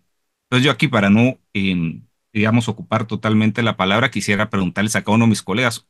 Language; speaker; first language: Spanish; native; Spanish